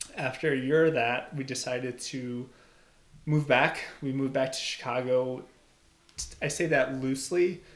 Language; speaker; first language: English; early bilingual, other home language; Albanian